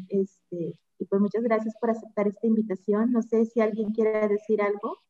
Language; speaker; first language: Spanish; native; Spanish